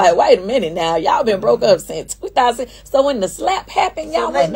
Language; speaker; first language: English; native; English